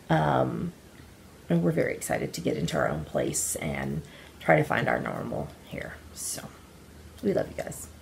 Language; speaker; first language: English; native; English